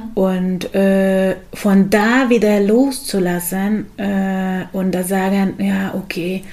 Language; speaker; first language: German; non-native, fluent; Hungarian